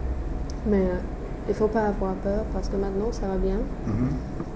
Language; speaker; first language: French; non-native, fluent; English